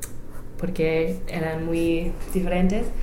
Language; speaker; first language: Spanish; non-native, learner; English